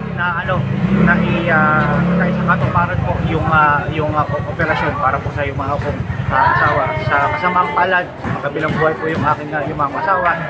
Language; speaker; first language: Filipino; native; Filipino